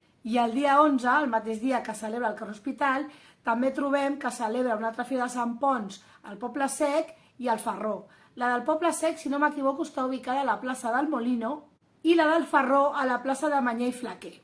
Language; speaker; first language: Catalan; native; Catalan